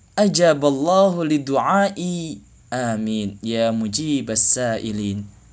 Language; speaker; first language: Arabic; non-native, learner; Indonesian